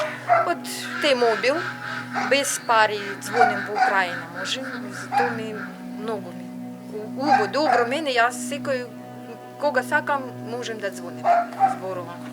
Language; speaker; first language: Macedonian; non-native, learner; Russian